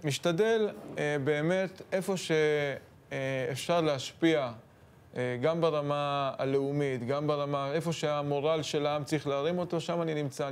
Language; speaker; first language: Hebrew; native; Hebrew